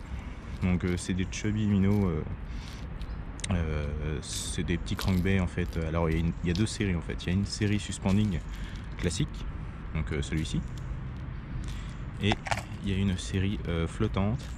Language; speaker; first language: French; native; French